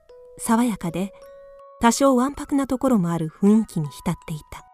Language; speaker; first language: Japanese; native; Japanese